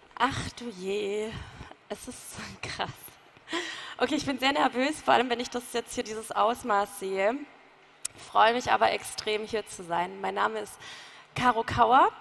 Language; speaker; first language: German; native; German